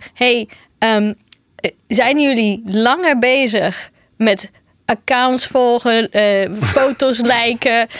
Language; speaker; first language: Dutch; non-native, fluent; Portuguese